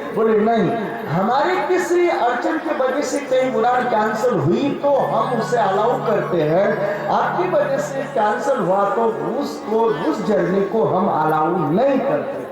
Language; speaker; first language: Hindi; non-native, local second language; Marathi